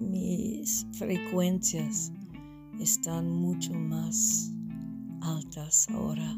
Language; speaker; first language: Spanish; non-native, fluent; English